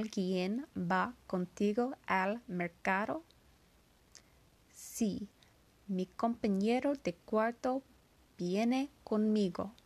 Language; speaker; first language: Spanish; non-native, learner; English